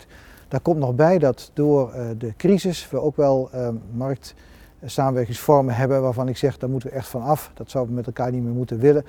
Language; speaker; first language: Dutch; native; Dutch